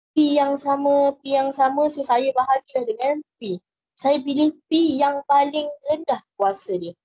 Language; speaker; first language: Malay; native; Malay